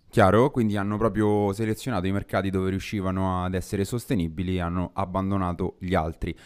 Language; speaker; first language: Italian; native; Italian